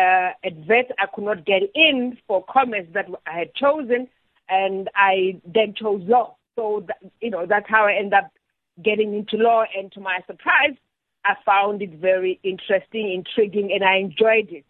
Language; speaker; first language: English; non-native, local second language; Southern Sotho